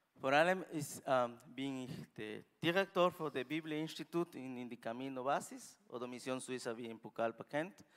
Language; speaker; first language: German; non-native, learner; Spanish